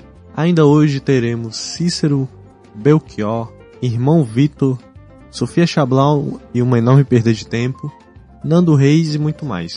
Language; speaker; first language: Portuguese; native; Portuguese